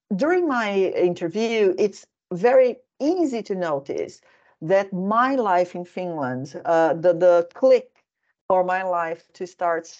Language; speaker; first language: English; non-native, fluent; Portuguese